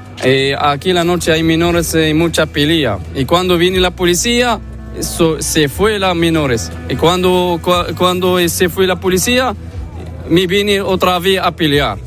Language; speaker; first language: Spanish; non-native, learner; Arabic